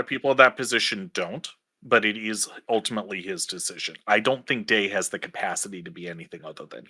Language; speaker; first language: English; native; English